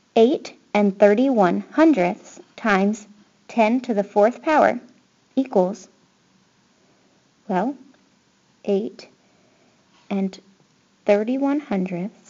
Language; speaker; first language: English; native; English